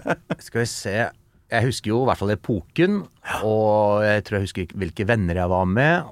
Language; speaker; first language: Norwegian; native; Norwegian